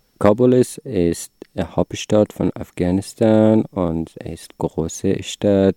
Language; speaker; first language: German; non-native, learner; Persian